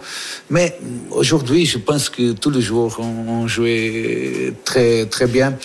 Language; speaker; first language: French; non-native, learner; Portuguese